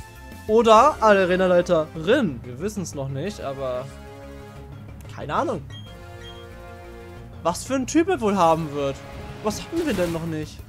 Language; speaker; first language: German; native; German